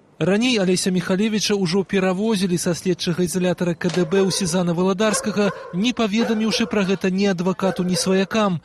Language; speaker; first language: Belarusian; native; Belarusian